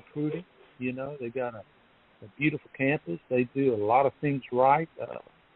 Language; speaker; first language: English; native; English